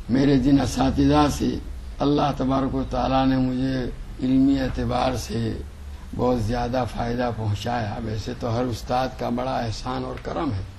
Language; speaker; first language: Urdu; non-native, local second language; Gujarati